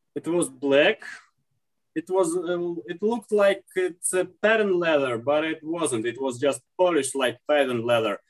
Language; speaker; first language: English; non-native, learner; Russian